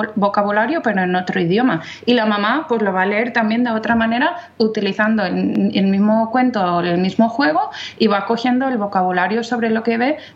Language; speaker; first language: Spanish; non-native, fluent; English